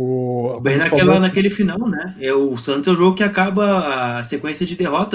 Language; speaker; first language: Portuguese; native; Portuguese